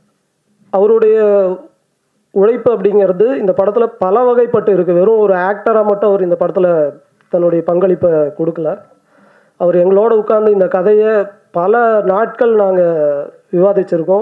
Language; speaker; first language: Tamil; native; Tamil